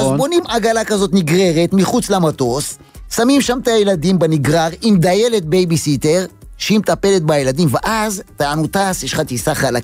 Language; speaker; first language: Hebrew; native; Hebrew